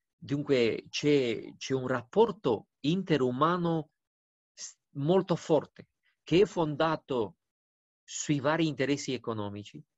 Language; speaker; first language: Italian; non-native, fluent; Romanian